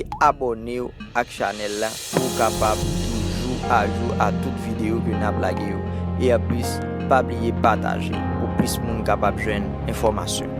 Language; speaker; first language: French; non-native, learner; Haitian Creole